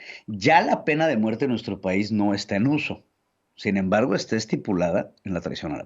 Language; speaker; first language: Spanish; native; Spanish